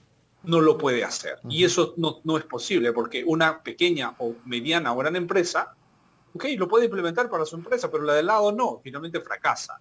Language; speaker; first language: Spanish; native; Spanish